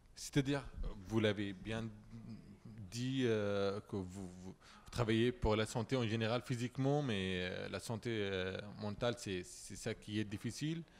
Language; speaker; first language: French; non-native, fluent; Arabic